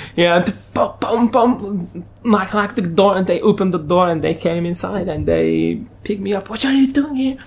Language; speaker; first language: English; non-native, fluent; Arabic